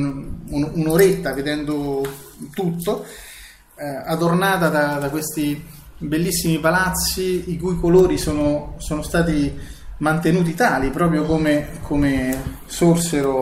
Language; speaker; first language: Italian; native; Italian